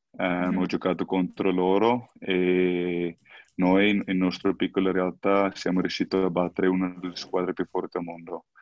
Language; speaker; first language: Italian; non-native, fluent; Afrikaans